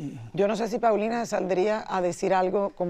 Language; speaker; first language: Spanish; native; Spanish